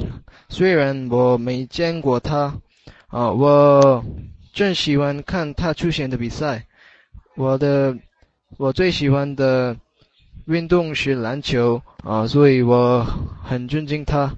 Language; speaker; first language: Chinese; non-native, learner; English